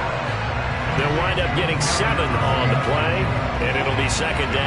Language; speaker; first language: English; native; English